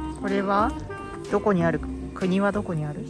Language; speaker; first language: Japanese; native; Japanese